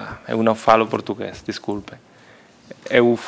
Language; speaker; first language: Portuguese; non-native, learner; Spanish